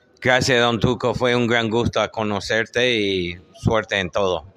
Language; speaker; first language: Spanish; non-native, fluent; English